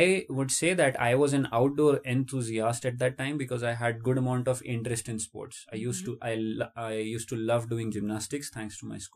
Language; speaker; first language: English; non-native, local second language; Hindi